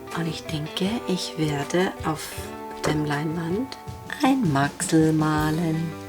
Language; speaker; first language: German; non-native, fluent; Finnish